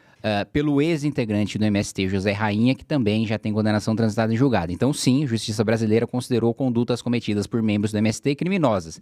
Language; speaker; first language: Portuguese; native; Portuguese